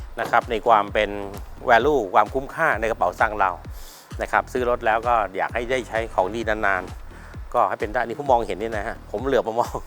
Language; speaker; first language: Thai; native; Thai